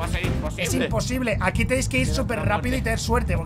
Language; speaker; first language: Spanish; native; Spanish